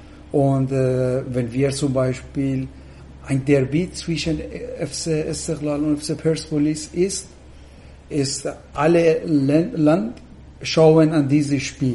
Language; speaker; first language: German; non-native, fluent; Persian